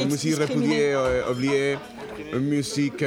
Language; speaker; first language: French; non-native, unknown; Spanish